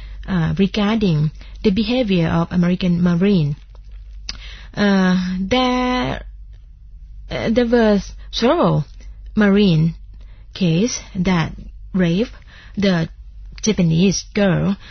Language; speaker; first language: English; non-native, fluent; Thai